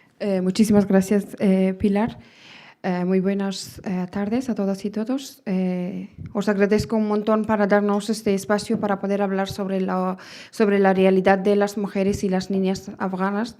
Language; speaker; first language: Spanish; non-native, fluent; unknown